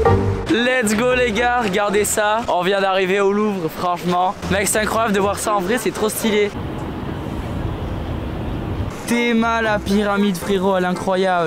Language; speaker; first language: French; native; French